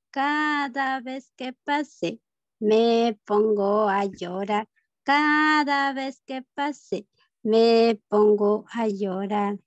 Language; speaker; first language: Spanish; native; Spanish